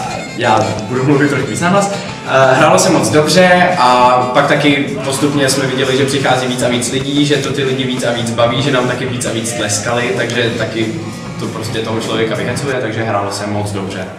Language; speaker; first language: Czech; native; Czech